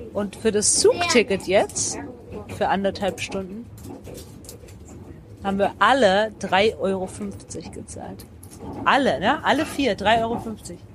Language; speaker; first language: German; native; German